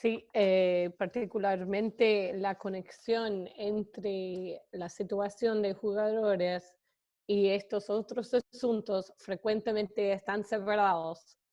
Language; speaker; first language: Spanish; non-native, fluent; English